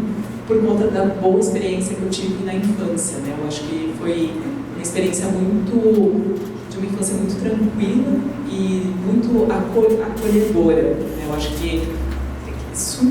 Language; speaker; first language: Portuguese; native; Portuguese